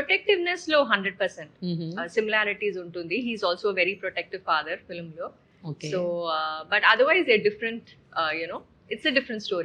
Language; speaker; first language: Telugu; non-native, local second language; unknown